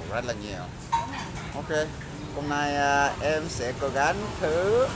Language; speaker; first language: Vietnamese; non-native, fluent; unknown